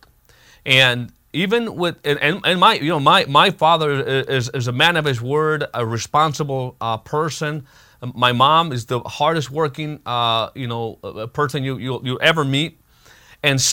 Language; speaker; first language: English; early bilingual, other home language; Spanish